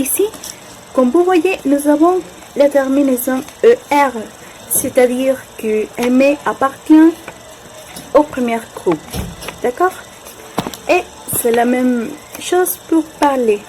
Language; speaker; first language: French; non-native, learner; Spanish